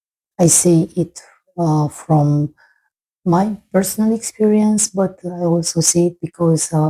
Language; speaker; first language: English; non-native, fluent; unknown